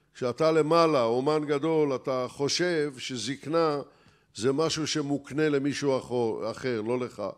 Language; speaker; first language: Hebrew; native; Hebrew